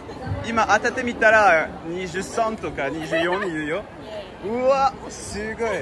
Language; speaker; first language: Japanese; non-native, fluent; French